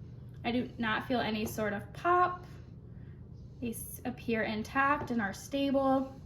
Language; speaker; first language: English; native; English